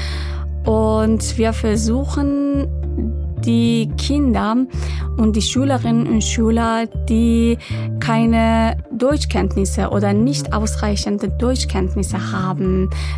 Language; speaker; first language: German; non-native, fluent; Persian